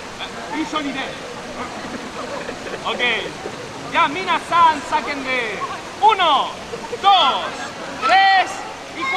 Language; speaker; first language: Japanese; non-native, fluent; Spanish